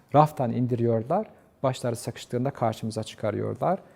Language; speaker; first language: Turkish; native; Turkish